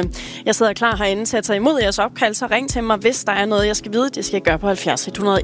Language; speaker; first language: Danish; native; Danish